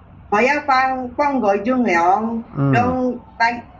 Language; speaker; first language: Cantonese; non-native, learner; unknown